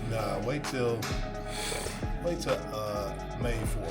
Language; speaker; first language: English; native; English